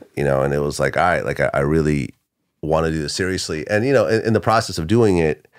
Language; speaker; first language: English; early bilingual, other home language; Russian